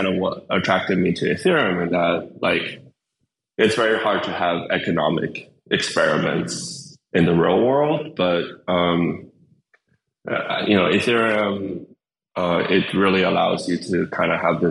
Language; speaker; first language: English; native; English